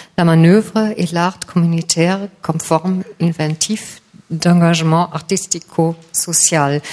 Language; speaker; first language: French; non-native, learner; German